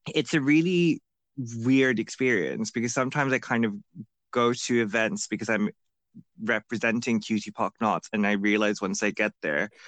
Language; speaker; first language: English; non-native, local second language; Bangla